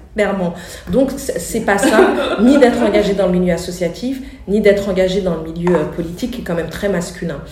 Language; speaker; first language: French; native; French